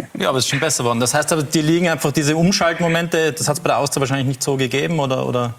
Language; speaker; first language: German; native; German